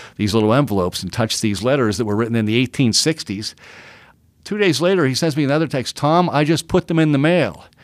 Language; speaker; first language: English; native; English